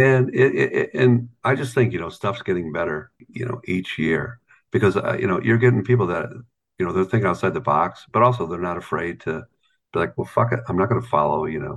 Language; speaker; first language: English; native; English